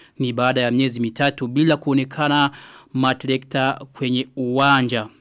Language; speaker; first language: Swahili; non-native, local second language; Rundi